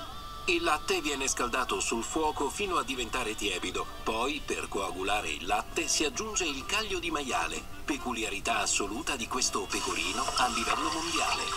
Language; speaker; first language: Italian; native; Italian